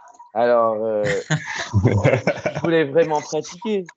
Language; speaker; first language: French; non-native, learner; English